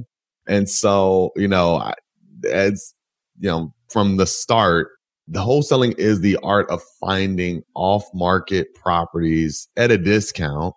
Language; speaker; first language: English; native; English